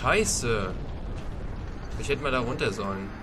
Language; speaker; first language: German; native; German